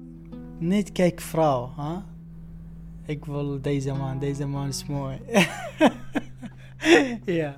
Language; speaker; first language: Dutch; non-native, learner; Arabic